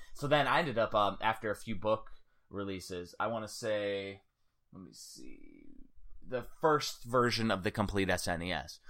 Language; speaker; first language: English; native; English